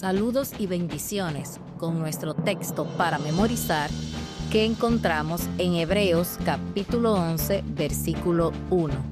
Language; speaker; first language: Spanish; native; Spanish